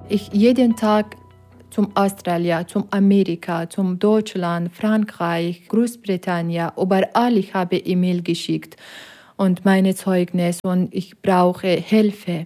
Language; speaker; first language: German; non-native, learner; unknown